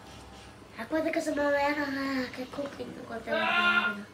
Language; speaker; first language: Italian; non-native, learner; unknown